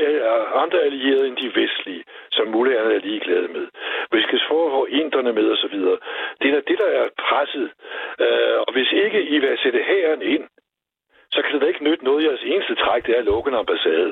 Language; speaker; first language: Danish; native; Danish